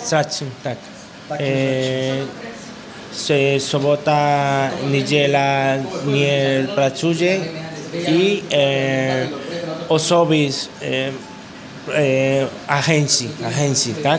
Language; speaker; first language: Polish; non-native, learner; Spanish